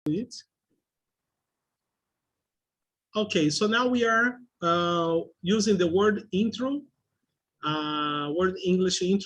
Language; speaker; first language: English; non-native, fluent; Portuguese